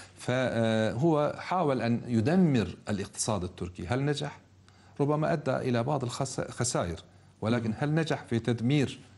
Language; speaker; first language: Arabic; non-native, fluent; Turkish